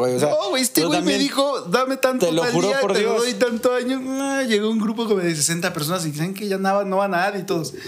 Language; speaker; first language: Spanish; native; Spanish